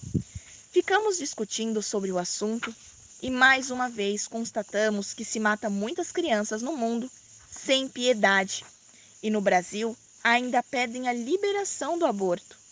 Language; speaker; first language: Portuguese; native; Portuguese